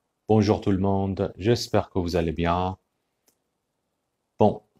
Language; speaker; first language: French; non-native, fluent; Persian